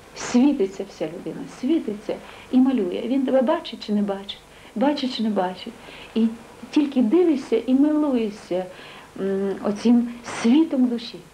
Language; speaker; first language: Ukrainian; native; Ukrainian